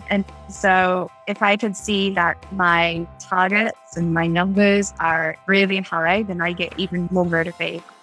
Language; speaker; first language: English; native; English